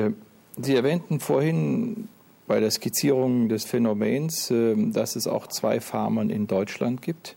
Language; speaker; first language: German; native; German